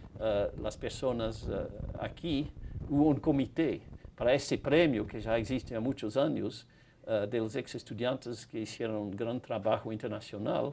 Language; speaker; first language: Spanish; non-native, fluent; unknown